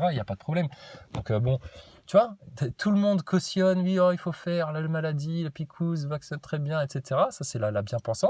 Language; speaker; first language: French; native; French